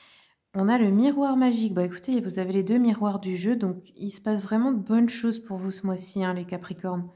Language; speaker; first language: French; native; French